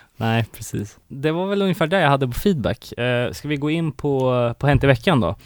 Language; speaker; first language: Swedish; native; Swedish